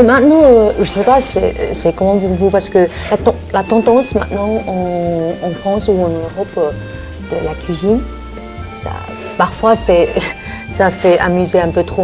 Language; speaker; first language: French; non-native, learner; Chinese